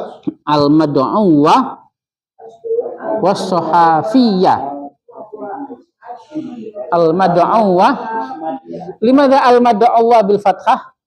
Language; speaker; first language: Arabic; non-native, fluent; Indonesian